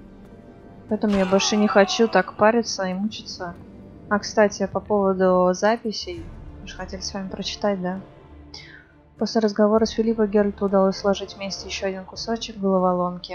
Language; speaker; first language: Russian; native; Russian